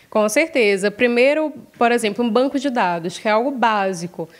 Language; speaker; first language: Portuguese; native; Portuguese